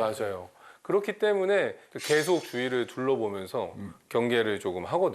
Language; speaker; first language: Korean; native; Korean